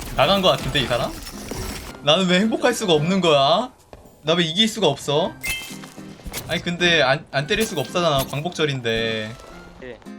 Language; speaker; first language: Korean; native; Korean